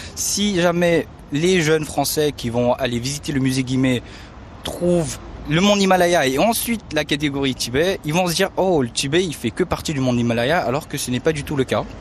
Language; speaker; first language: French; early bilingual, other home language; Tibetan